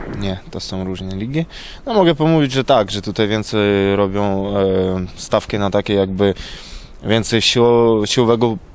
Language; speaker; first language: Polish; non-native, learner; Ukrainian